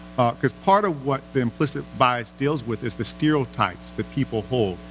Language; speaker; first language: English; native; English